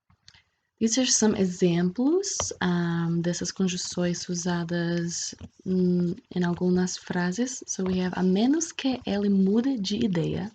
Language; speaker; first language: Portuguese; non-native, fluent; English